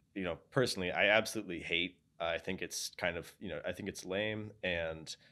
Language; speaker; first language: English; native; English